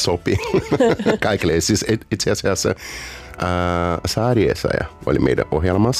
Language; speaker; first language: Finnish; non-native, learner; Portuguese